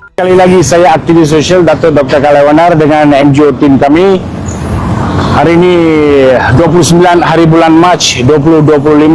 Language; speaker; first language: Malay; native; Malay